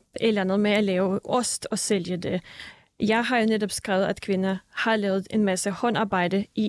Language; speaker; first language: Danish; early bilingual, other home language; Russian